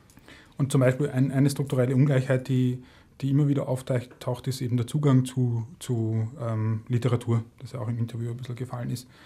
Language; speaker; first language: German; native; German